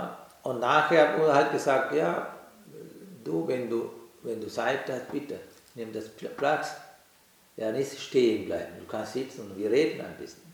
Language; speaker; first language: German; non-native, learner; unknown